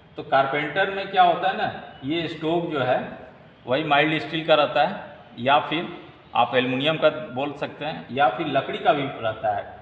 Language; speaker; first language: Hindi; native; Hindi